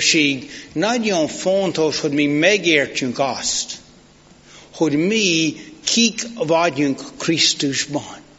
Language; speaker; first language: Hungarian; non-native, fluent; English